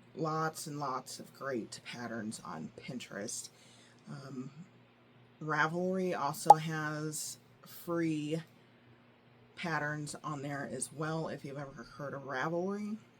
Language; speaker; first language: English; native; English